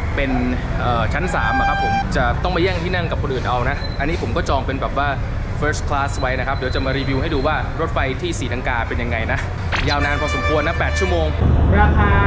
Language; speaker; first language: Thai; native; Thai